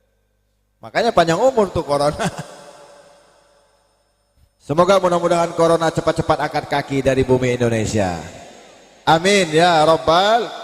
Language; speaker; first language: Indonesian; native; Indonesian